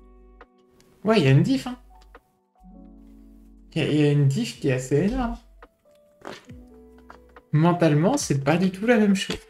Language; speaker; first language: French; native; French